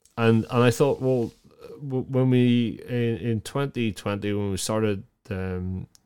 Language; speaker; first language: English; native; English